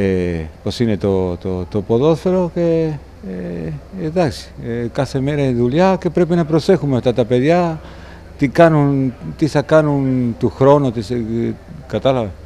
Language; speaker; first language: Greek; non-native, learner; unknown